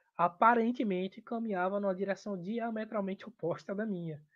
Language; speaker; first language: Portuguese; native; Portuguese